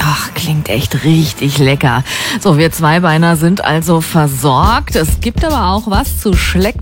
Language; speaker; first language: German; native; German